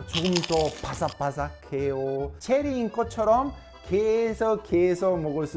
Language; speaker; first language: Korean; non-native, fluent; Italian